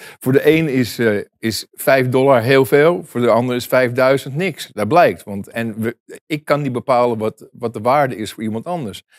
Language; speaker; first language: Dutch; native; Dutch